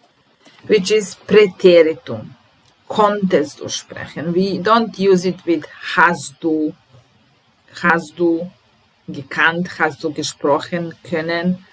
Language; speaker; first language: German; non-native, fluent; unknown